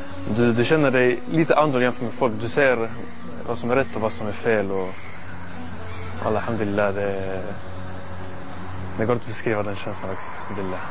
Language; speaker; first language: Swedish; non-native, learner; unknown